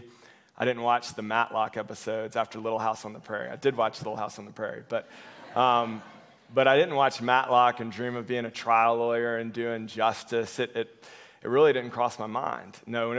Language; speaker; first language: English; native; English